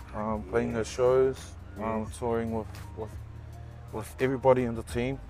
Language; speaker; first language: English; native; English